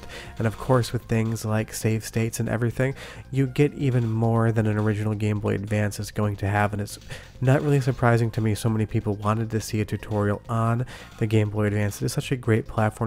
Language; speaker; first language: English; native; English